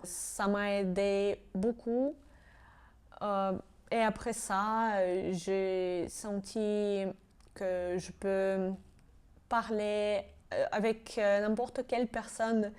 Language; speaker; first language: French; non-native, fluent; Georgian